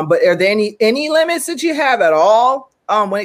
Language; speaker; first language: English; native; English